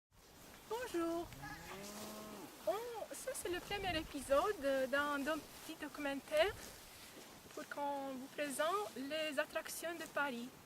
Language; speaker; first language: French; non-native, fluent; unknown